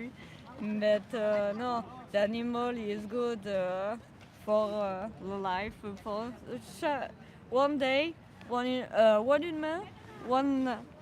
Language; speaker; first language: English; non-native, learner; French